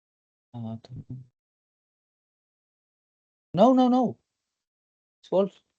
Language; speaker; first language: English; non-native, learner; Spanish